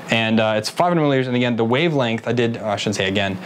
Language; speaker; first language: English; native; English